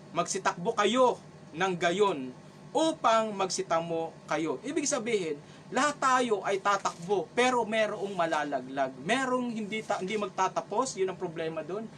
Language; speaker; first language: Filipino; non-native, local second language; Cebuano